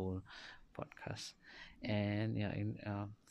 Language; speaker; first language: English; non-native, local second language; Malay